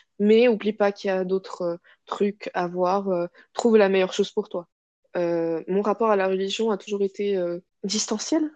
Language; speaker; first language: French; non-native, local second language; Arabic